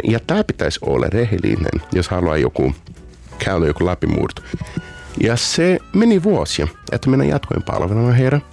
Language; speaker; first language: Finnish; non-native, fluent; Portuguese